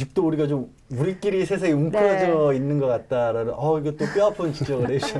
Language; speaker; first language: Korean; native; Korean